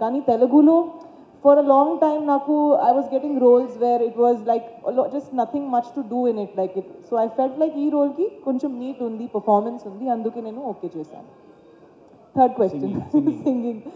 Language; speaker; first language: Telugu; non-native, fluent; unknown